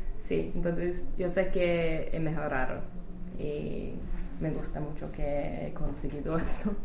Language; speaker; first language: Spanish; non-native, fluent; English